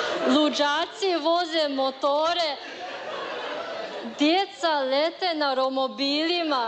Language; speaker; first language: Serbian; non-native, learner; Chinese